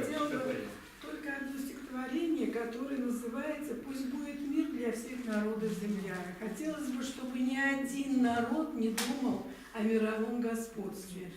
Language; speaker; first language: Russian; native; Russian